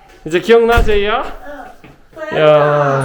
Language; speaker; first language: Korean; native; Korean